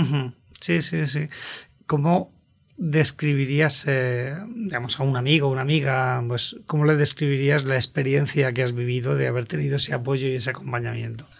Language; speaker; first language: Spanish; native; Spanish